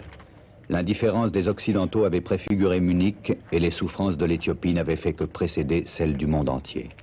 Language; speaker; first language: French; native; French